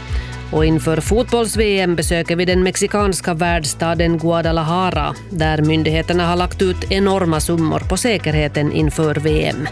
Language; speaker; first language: Swedish; native; Swedish